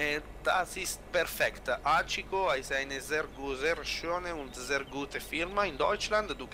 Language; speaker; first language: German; non-native, learner; Italian